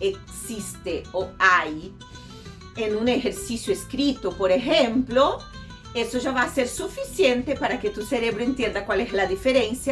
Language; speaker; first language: Spanish; non-native, fluent; Portuguese